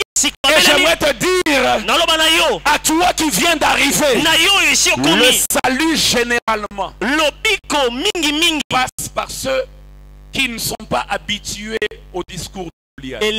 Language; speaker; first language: French; non-native, local second language; Lingala